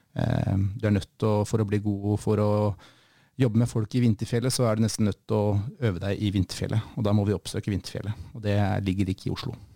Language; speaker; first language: Norwegian; native; Norwegian